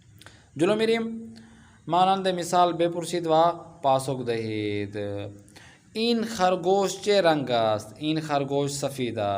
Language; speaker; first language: Persian; non-native, fluent; Urdu